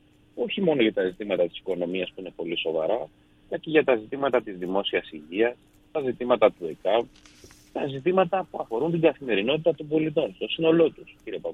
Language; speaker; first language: Greek; native; Greek